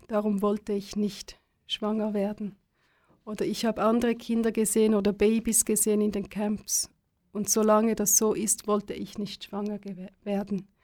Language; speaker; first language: German; native; German